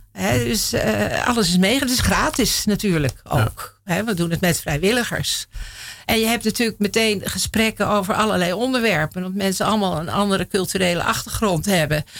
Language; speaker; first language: Dutch; native; Dutch